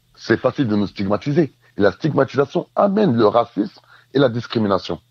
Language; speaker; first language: French; native; French